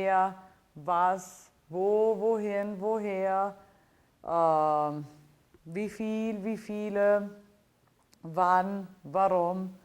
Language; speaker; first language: German; non-native, fluent; English